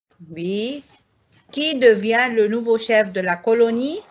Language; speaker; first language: French; non-native, fluent; Arabic